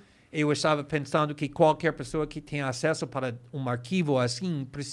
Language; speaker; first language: Portuguese; non-native, fluent; English